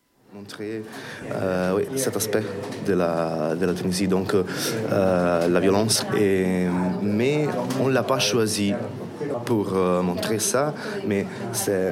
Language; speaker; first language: French; non-native, fluent; Italian